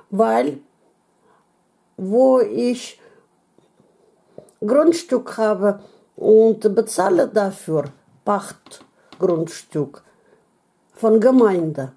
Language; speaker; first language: German; non-native, fluent; Russian